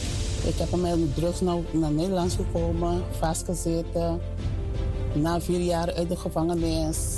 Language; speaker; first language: Dutch; non-native, learner; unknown